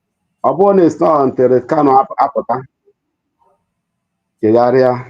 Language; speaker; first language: Igbo; native; Igbo